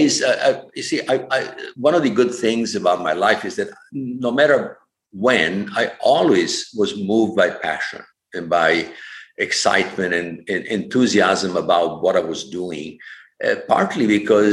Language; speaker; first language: English; non-native, fluent; Italian